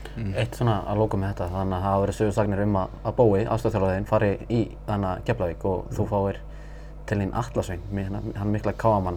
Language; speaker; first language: Icelandic; native; Icelandic